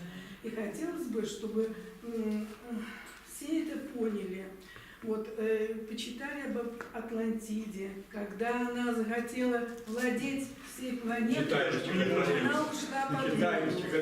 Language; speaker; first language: Russian; native; Russian